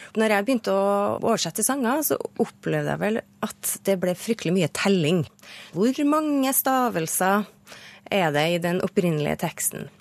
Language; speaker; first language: Norwegian; native; Norwegian